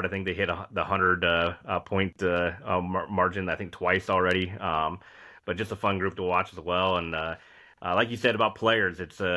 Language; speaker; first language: English; native; English